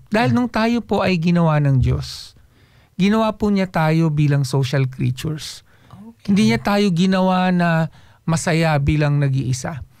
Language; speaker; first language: Filipino; native; Filipino